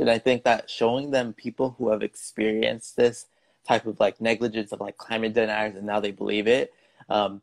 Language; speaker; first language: English; native; English